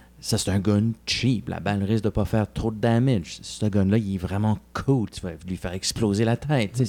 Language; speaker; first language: French; native; French